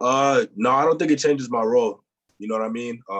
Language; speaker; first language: English; native; English